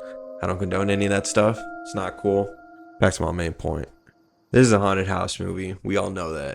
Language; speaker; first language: English; native; English